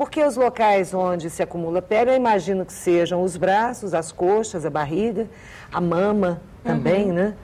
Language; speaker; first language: Portuguese; native; Portuguese